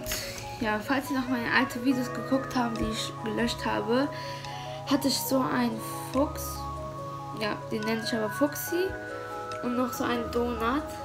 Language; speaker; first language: German; early bilingual, other home language; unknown